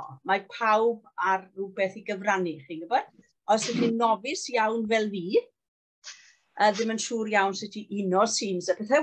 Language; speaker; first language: Welsh; native; Welsh